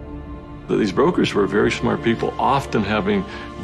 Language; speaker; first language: English; native; English